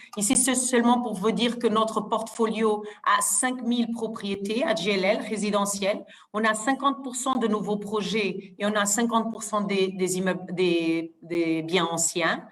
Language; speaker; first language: French; non-native, fluent; Portuguese